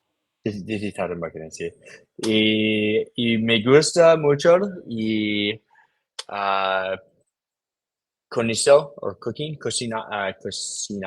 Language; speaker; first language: Spanish; non-native, learner; English